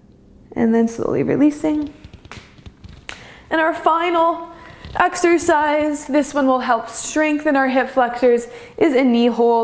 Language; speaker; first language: English; native; English